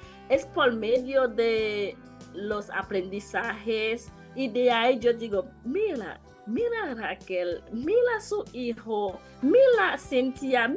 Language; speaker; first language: Spanish; non-native, learner; Haitian Creole